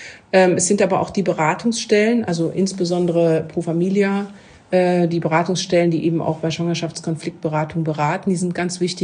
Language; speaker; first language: German; native; German